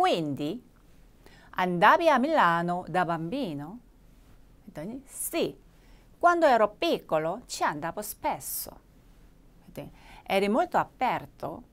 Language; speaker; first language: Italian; non-native, fluent; Korean